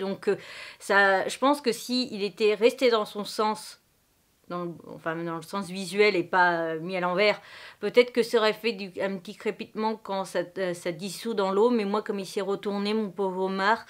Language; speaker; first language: French; native; French